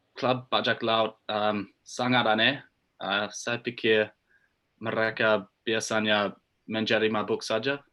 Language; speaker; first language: Indonesian; non-native, learner; English